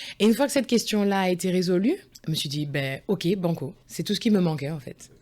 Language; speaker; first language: French; early bilingual, other home language; Guadeloupean Creole French